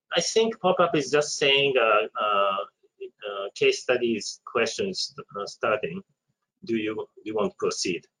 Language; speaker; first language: English; non-native, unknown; Japanese